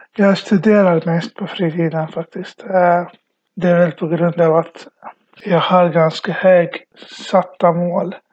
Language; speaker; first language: Swedish; early bilingual, other home language; Arabic